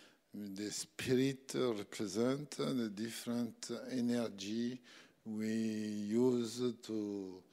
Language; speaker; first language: English; non-native, learner; French